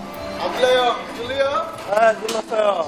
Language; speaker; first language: Korean; non-native, learner; Bangla